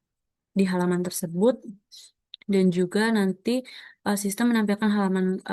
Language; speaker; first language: Indonesian; native; Indonesian